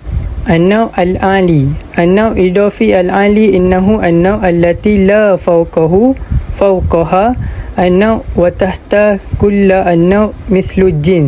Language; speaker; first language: Arabic; non-native, learner; Malay